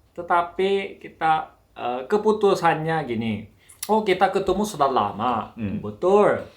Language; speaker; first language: Indonesian; non-native, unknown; Korean